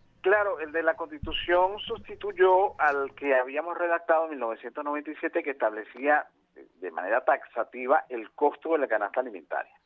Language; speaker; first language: Spanish; native; Spanish